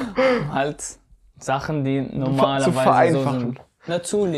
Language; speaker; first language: German; non-native, fluent; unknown